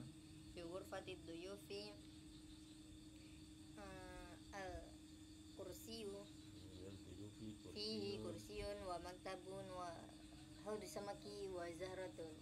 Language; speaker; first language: Arabic; non-native, learner; Javanese